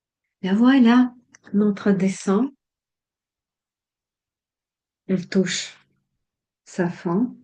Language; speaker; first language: French; non-native, fluent; Russian